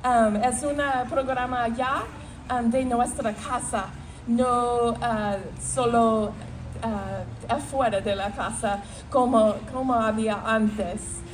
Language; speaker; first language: Spanish; non-native, learner; English